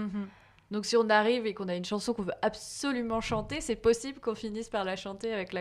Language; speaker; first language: French; native; French